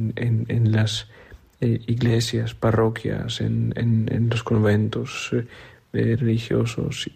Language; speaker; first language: Spanish; non-native, fluent; Polish